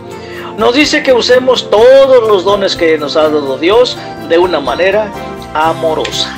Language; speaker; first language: Spanish; native; Spanish